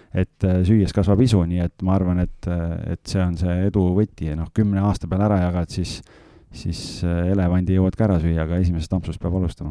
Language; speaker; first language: Estonian; native; Estonian